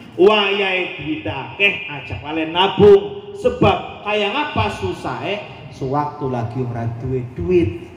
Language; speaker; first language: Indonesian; non-native, local second language; Javanese